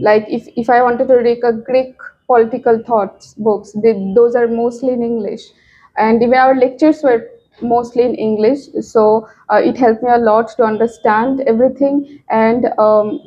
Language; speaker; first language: English; non-native, local second language; Bangla